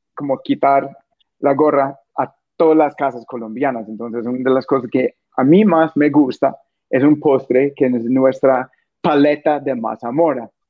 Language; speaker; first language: Spanish; non-native, fluent; English